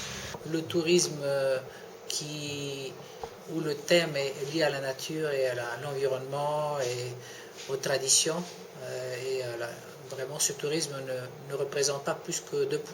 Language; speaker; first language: French; non-native, fluent; Bulgarian